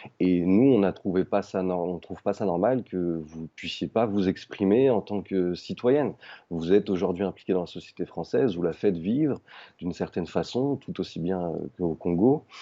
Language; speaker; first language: French; native; French